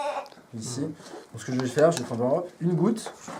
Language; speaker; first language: French; native; French